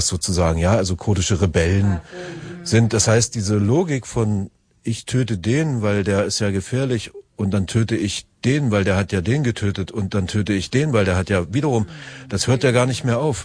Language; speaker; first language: German; native; German